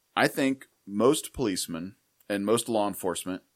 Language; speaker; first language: English; native; English